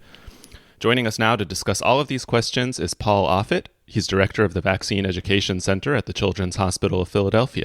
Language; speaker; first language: English; native; English